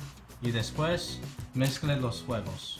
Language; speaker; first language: Spanish; non-native, learner; English